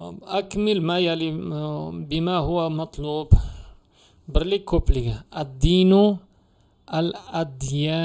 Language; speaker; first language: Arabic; non-native, fluent; Uzbek